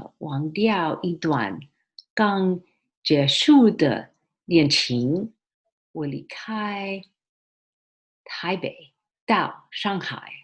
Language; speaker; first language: Chinese; early bilingual, heritage; Chinese